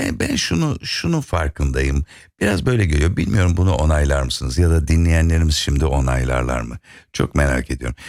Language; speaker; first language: Turkish; native; Turkish